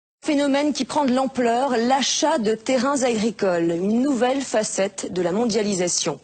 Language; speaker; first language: French; native; French